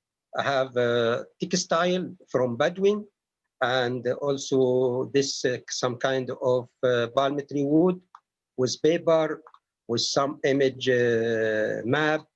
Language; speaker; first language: English; non-native, learner; Arabic